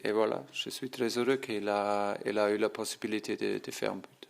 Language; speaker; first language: French; non-native, fluent; German